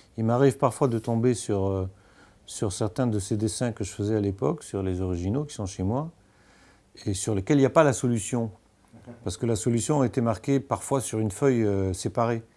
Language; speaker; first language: French; non-native, local second language; Arabic